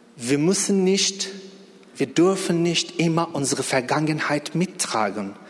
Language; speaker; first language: German; non-native, fluent; Persian